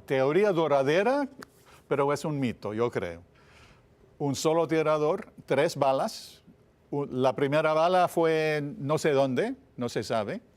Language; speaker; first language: Spanish; non-native, fluent; English